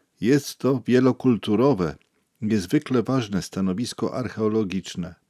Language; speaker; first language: Polish; native; Polish